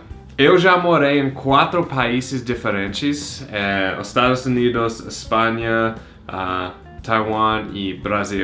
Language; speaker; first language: Portuguese; non-native, fluent; English